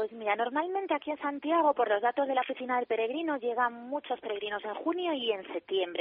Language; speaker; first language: Spanish; native; Spanish